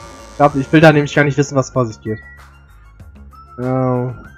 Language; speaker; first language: German; native; German